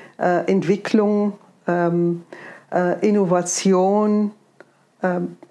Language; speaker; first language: German; non-native, fluent; Arabic